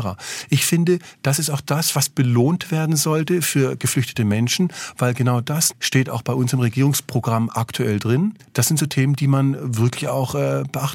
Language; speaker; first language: German; native; German